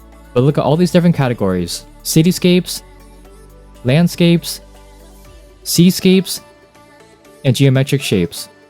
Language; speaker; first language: English; native; English